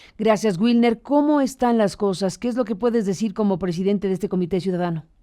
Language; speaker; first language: Spanish; native; Spanish